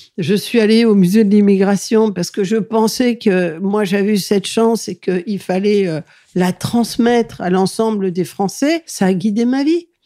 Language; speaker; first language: French; early bilingual, other home language; Catalan